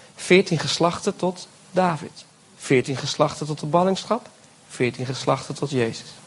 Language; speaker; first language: Dutch; native; Dutch